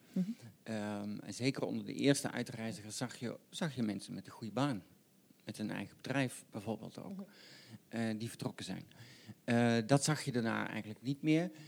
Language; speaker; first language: Dutch; native; Dutch